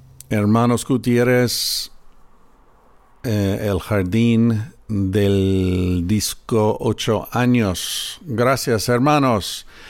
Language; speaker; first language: Spanish; non-native, fluent; English